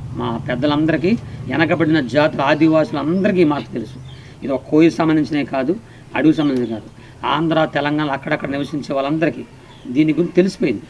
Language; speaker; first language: Telugu; non-native, local second language; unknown